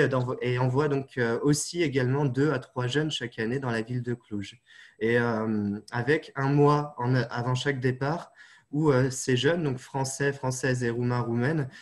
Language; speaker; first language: French; native; French